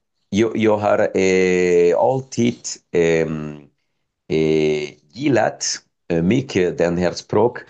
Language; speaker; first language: Swedish; non-native, learner; Spanish